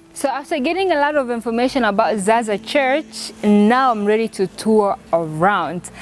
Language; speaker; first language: English; non-native, local second language; Kinyarwanda